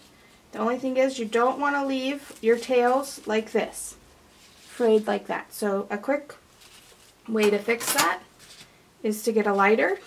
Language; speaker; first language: English; native; English